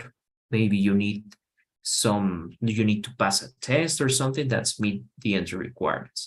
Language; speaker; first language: English; non-native, fluent; Spanish